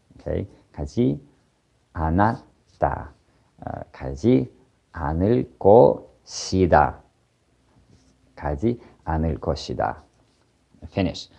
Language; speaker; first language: Korean; non-native, fluent; Ukrainian